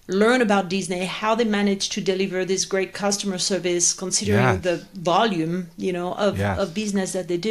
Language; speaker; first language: English; non-native, fluent; French